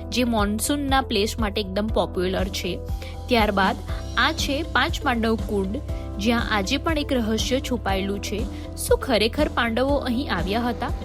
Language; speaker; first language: Gujarati; native; Gujarati